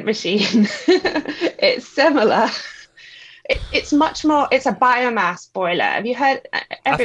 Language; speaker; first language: English; native; English